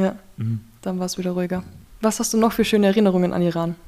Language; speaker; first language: German; native; German